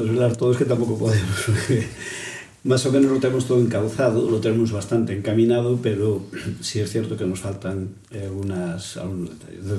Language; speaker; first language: Spanish; native; Spanish